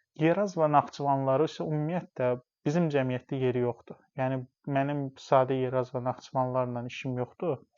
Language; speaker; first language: Azerbaijani; non-native, local second language; Talysh